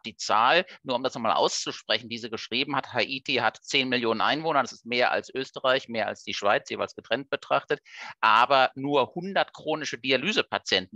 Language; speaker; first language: German; native; German